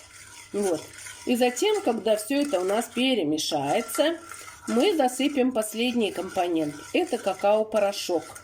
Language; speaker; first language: Russian; native; Russian